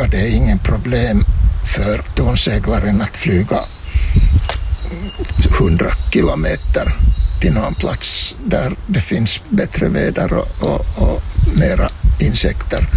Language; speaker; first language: Swedish; non-native, local second language; Finnish